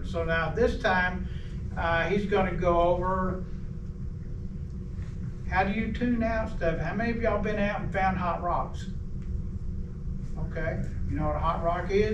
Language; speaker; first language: English; native; English